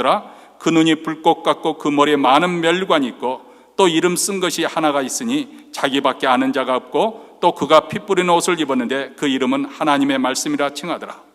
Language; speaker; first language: Korean; native; Korean